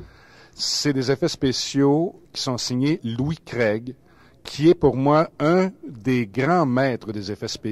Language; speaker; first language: French; native; French